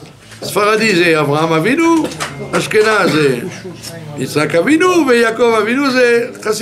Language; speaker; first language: Hebrew; non-native, fluent; French